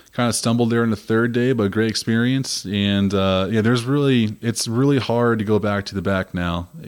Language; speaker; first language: English; native; English